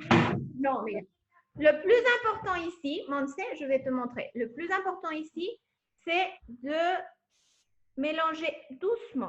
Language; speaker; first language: French; non-native, fluent; Spanish